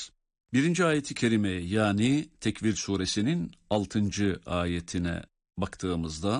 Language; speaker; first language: Turkish; native; Turkish